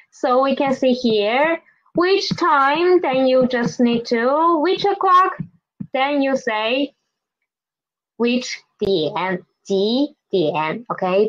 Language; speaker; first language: English; non-native, fluent; Chinese